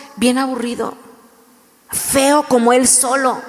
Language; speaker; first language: Spanish; native; Spanish